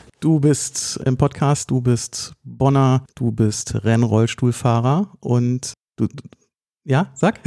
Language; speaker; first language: German; native; German